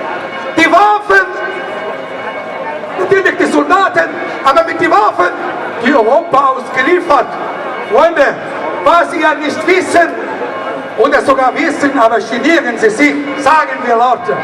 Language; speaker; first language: German; non-native, learner; Arabic